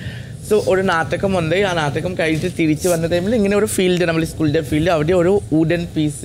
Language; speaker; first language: Malayalam; non-native, fluent; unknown